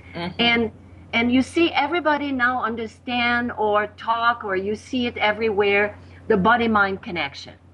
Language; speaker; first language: English; non-native, fluent; French